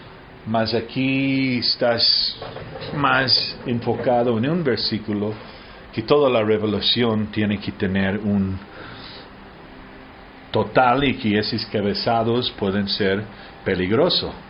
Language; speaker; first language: Spanish; early bilingual, heritage; Spanish